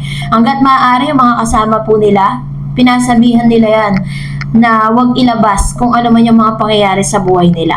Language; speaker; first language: Filipino; native; Filipino